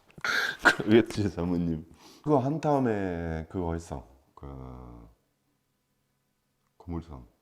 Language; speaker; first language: Korean; non-native, fluent; French